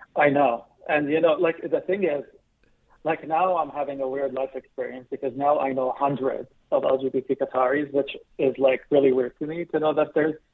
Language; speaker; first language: English; non-native, fluent; Arabic